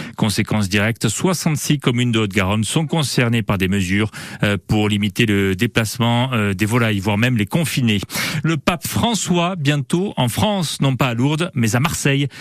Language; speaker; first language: French; native; French